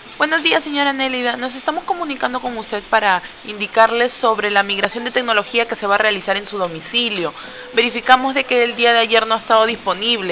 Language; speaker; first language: Spanish; native; Spanish